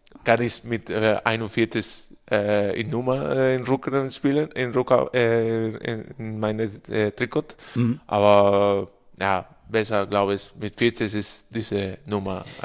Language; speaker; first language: German; non-native, learner; Spanish